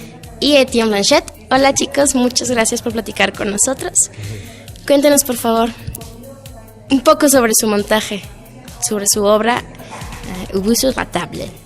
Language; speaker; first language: Spanish; native; Spanish